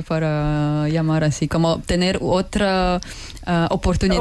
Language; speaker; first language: Spanish; non-native, learner; Russian